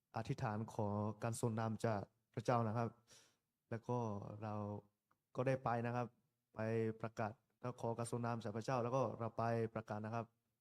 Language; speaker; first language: Thai; non-native, local second language; S'gaw Karen